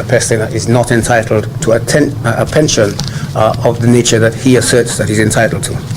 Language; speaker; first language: English; native; English